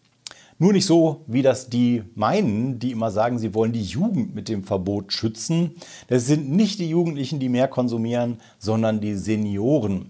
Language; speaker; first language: German; native; German